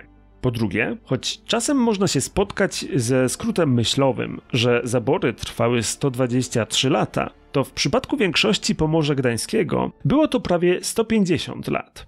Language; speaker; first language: Polish; native; Polish